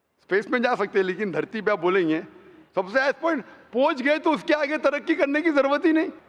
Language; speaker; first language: Hindi; non-native, local second language; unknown